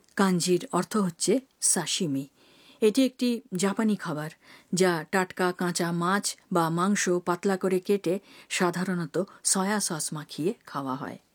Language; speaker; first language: Bangla; native; Bangla